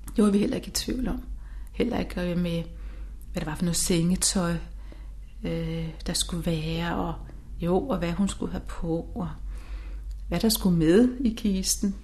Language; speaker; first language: Danish; native; Danish